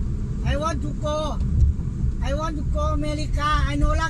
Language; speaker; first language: English; non-native, learner; Thai